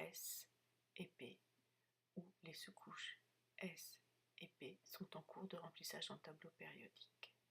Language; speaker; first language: French; native; French